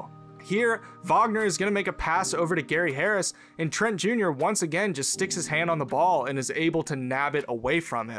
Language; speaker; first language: English; native; English